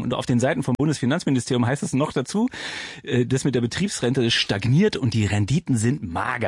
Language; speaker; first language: German; native; German